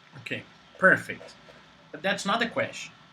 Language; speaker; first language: English; non-native, fluent; Portuguese